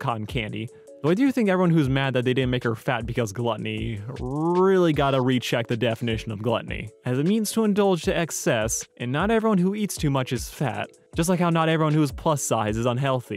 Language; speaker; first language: English; native; English